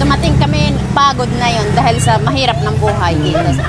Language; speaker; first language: Filipino; early bilingual, heritage; Arabic